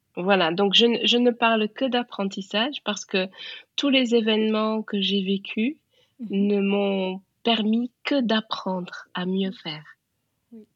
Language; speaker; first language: French; non-native, local second language; Wolof